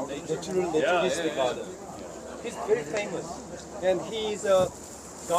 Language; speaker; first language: English; non-native, local second language; Korean